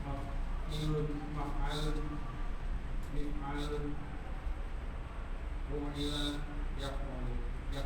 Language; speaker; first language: Arabic; non-native, learner; Indonesian